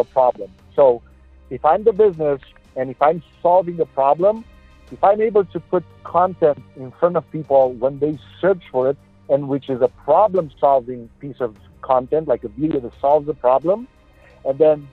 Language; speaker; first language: English; non-native, fluent; Romanian